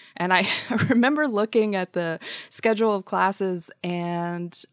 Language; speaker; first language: English; native; English